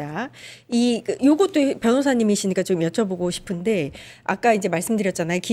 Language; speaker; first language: Korean; native; Korean